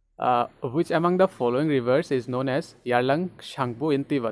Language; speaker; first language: English; non-native, local second language; Bangla